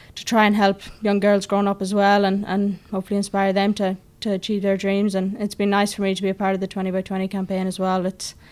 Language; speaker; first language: English; native; English